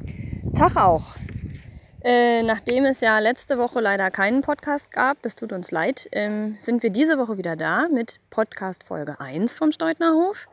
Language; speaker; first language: German; native; German